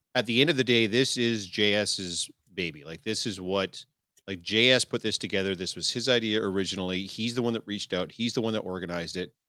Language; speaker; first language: English; native; English